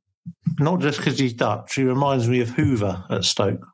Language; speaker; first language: English; native; English